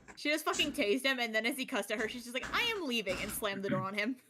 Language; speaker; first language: English; native; English